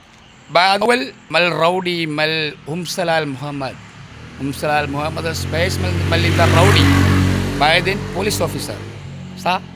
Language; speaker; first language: Arabic; non-native, learner; Malayalam